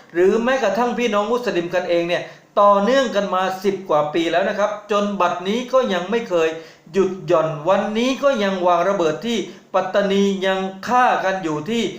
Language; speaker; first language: Thai; native; Thai